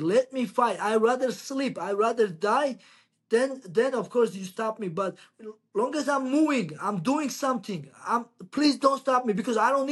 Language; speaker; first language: English; non-native, learner; Georgian